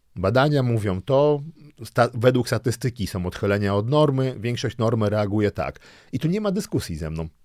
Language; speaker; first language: Polish; early bilingual, other home language; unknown